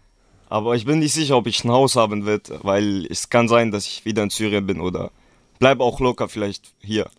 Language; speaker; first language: German; early bilingual, other home language; Kurdish